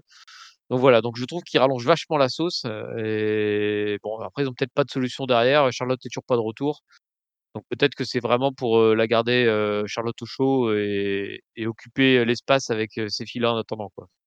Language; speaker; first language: French; native; French